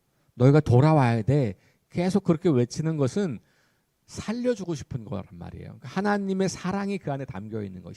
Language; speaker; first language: Korean; native; Korean